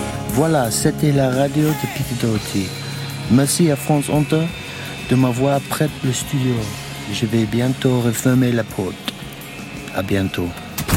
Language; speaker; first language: French; non-native, learner; English